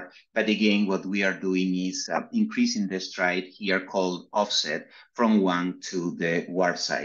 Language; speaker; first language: English; non-native, fluent; Spanish